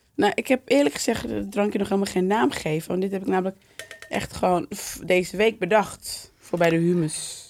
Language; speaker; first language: Dutch; non-native, fluent; Bambara